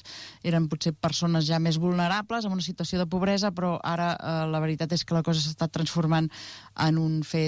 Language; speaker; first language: Catalan; native; Catalan